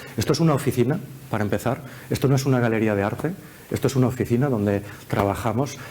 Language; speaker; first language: Spanish; early bilingual, heritage; Spanish